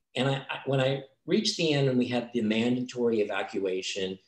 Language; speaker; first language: English; native; English